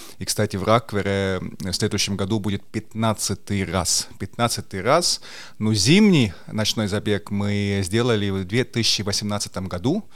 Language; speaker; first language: Russian; non-native, local second language; Estonian